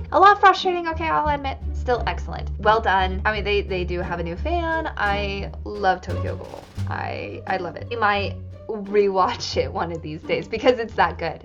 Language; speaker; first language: English; native; English